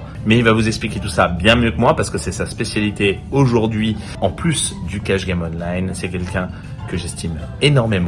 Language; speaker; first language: French; native; French